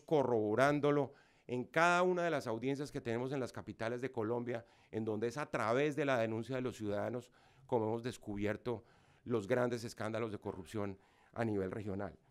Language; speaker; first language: Spanish; native; Spanish